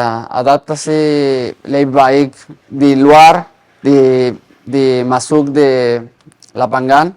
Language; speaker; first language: Indonesian; non-native, learner; Spanish